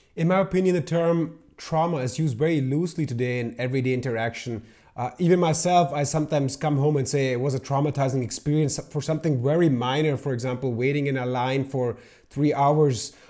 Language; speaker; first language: English; non-native, local second language; Urdu